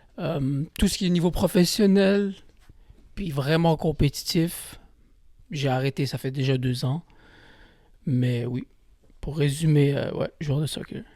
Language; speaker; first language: French; early bilingual, other home language; Kabyle